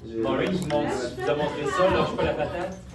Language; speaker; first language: French; native; French